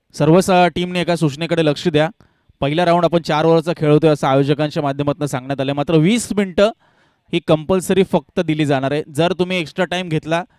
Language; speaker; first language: Marathi; native; Marathi